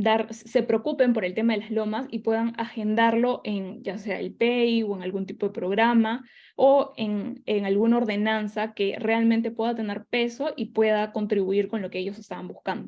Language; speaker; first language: Spanish; native; Spanish